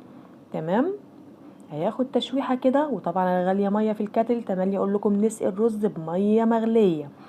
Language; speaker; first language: Arabic; native; Arabic